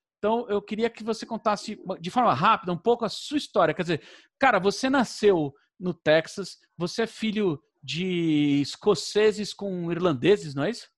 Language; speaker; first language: Portuguese; native; Portuguese